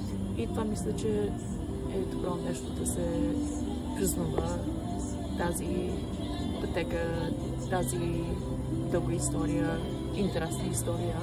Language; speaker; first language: Bulgarian; early bilingual, heritage; Bulgarian